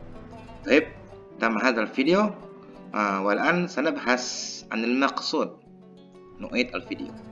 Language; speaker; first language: Arabic; non-native, fluent; Indonesian